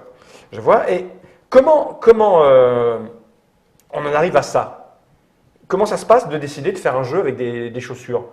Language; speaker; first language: French; native; French